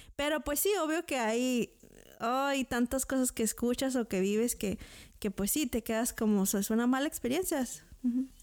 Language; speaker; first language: Spanish; native; Spanish